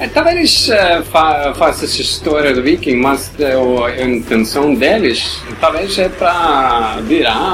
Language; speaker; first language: Portuguese; non-native, learner; Norwegian